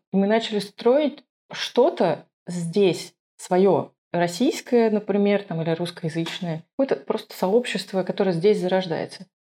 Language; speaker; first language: Russian; non-native, local second language; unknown